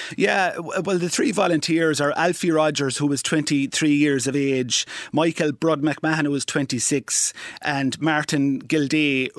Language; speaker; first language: English; native; English